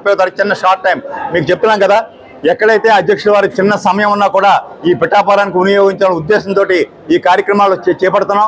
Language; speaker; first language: Telugu; native; Telugu